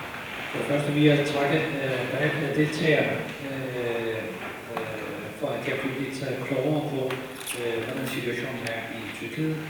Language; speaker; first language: Danish; non-native, fluent; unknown